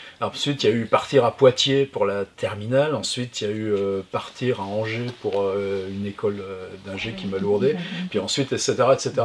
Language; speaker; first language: French; native; French